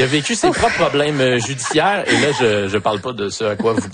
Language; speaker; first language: French; native; French